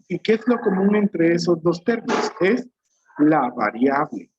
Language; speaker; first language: Spanish; native; Spanish